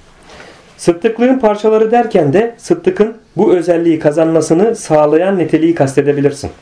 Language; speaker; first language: Turkish; native; Turkish